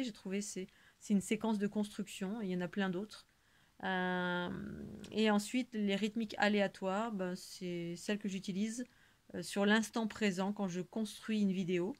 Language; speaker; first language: French; native; French